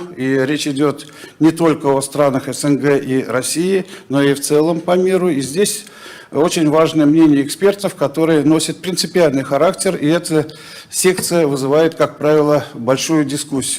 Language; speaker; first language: Russian; native; Russian